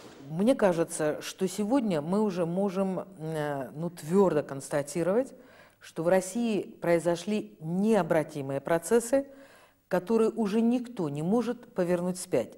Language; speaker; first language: Russian; native; Russian